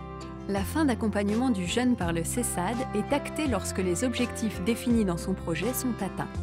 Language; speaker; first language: French; native; French